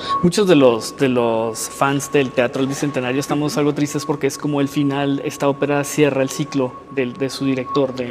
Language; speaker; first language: Spanish; native; Spanish